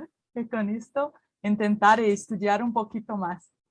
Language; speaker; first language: Spanish; non-native, learner; Portuguese